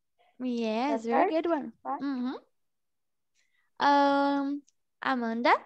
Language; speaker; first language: English; non-native, learner; Portuguese